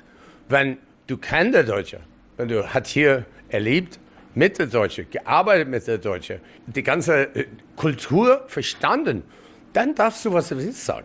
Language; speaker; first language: German; non-native, fluent; English